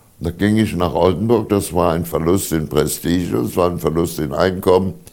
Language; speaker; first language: German; native; German